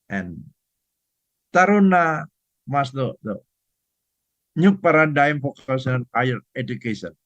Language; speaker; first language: English; non-native, fluent; Indonesian